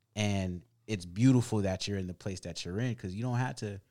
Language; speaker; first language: English; early bilingual, other home language; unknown